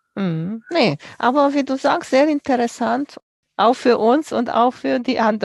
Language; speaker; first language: German; non-native, fluent; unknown